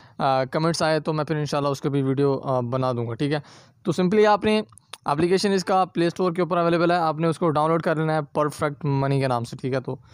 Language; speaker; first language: Urdu; non-native, local second language; Punjabi